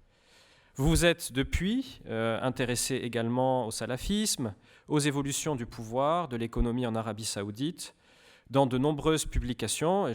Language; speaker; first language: French; native; French